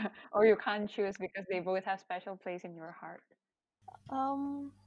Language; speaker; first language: English; non-native, fluent; Indonesian